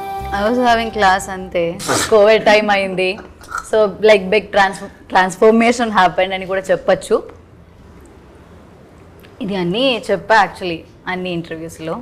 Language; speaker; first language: Telugu; non-native, fluent; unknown